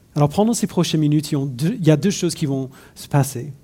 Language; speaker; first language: French; non-native, fluent; English